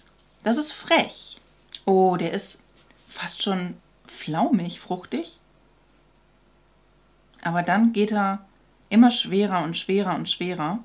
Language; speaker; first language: German; native; German